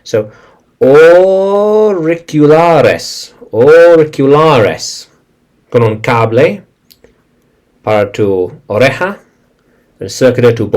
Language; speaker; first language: Spanish; non-native, learner; English